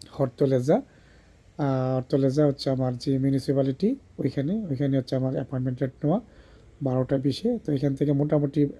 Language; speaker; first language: Bangla; native; Bangla